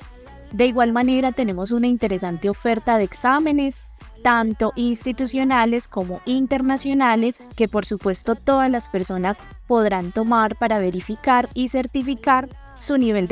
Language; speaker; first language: Spanish; native; Spanish